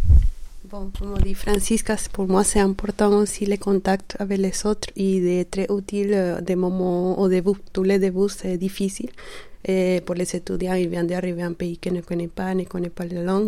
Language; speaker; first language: French; non-native, fluent; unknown